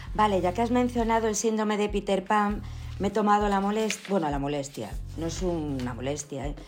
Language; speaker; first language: Spanish; native; Spanish